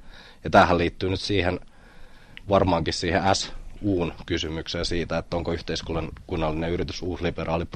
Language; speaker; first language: Finnish; native; Finnish